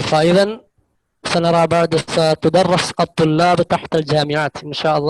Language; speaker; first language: Arabic; non-native, learner; Malayalam